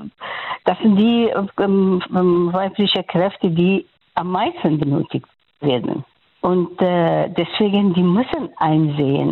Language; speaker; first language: German; non-native, fluent; Persian